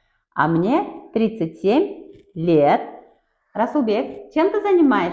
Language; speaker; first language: Russian; non-native, local second language; Kara-Kalpak